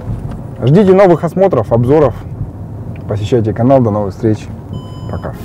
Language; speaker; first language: Russian; native; Russian